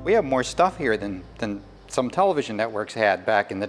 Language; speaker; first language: English; native; English